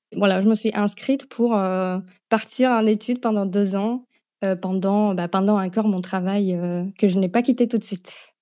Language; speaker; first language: French; non-native, fluent; Slovak